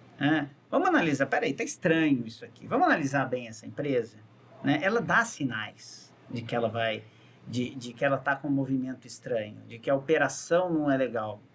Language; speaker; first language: Portuguese; native; Portuguese